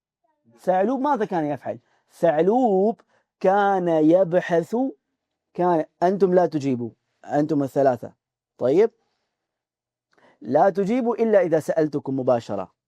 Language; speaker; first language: Arabic; non-native, fluent; Urdu